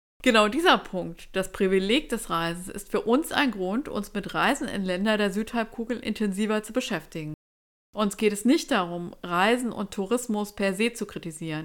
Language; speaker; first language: German; native; German